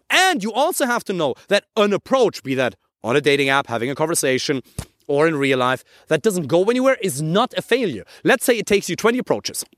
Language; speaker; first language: English; non-native, fluent; German